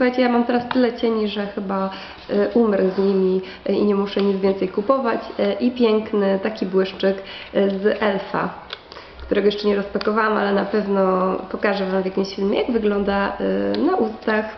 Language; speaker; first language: Polish; native; Polish